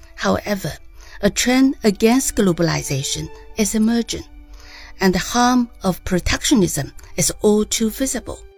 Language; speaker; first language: English; non-native, fluent; Chinese